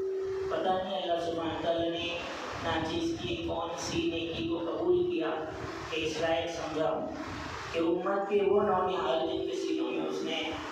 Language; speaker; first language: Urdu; non-native, local second language; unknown